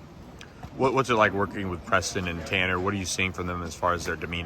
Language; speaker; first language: English; native; English